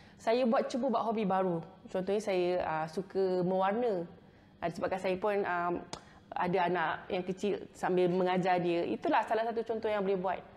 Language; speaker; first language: Malay; native; Malay